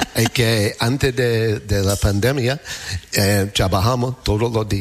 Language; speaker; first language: Spanish; non-native, learner; English